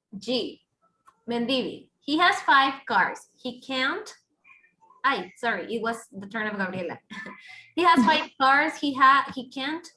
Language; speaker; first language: English; non-native, fluent; Spanish